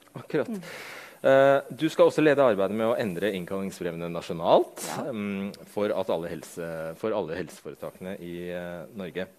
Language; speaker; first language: Norwegian; native; Norwegian